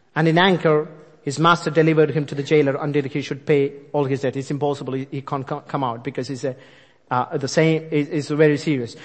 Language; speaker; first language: English; non-native, local second language; Malayalam